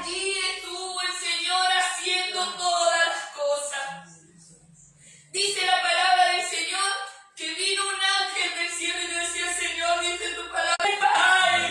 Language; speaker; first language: Spanish; native; Spanish